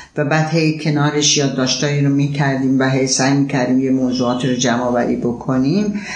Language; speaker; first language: Persian; native; Persian